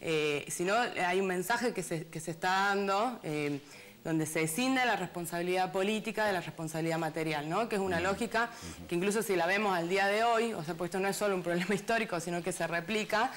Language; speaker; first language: Spanish; native; Spanish